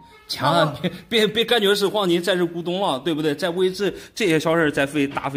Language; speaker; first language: Chinese; native; Chinese